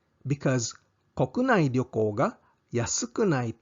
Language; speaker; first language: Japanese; non-native, fluent; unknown